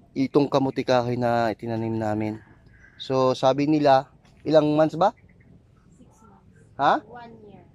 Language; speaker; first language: Filipino; non-native, local second language; Hiligaynon